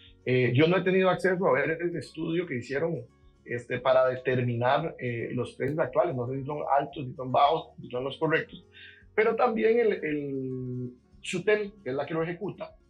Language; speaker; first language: Spanish; native; Spanish